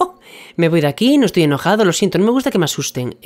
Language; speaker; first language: Spanish; native; Spanish